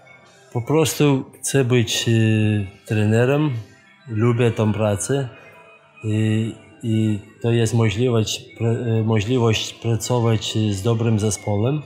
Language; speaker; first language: Polish; non-native, fluent; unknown